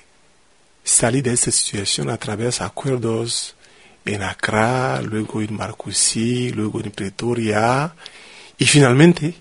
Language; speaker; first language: Spanish; non-native, fluent; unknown